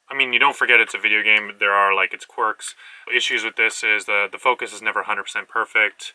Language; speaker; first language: English; native; English